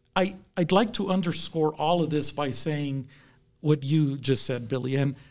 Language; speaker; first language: English; native; English